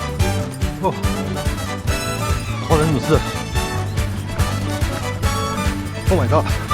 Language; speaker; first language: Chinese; native; Chinese